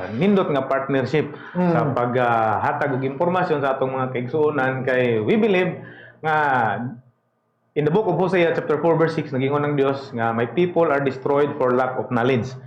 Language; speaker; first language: Cebuano; native; Cebuano